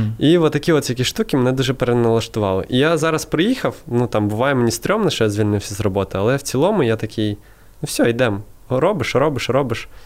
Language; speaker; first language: Ukrainian; non-native, local second language; Russian